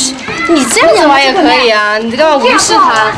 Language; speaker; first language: Chinese; native; Chinese